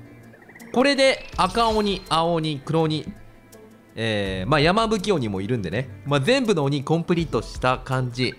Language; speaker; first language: Japanese; native; Japanese